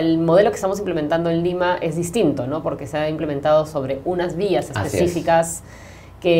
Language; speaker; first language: Spanish; native; Spanish